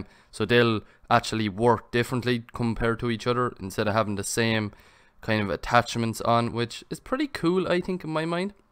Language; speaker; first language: English; native; English